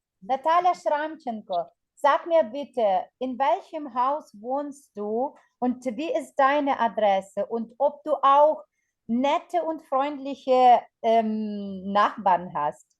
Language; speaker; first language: German; non-native, fluent; Ukrainian